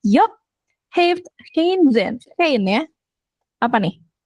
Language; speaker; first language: Dutch; non-native, fluent; Indonesian